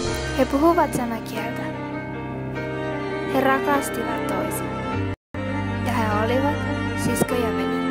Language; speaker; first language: Finnish; non-native, learner; Spanish